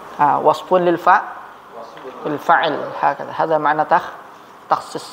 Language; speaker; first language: Arabic; non-native, fluent; Indonesian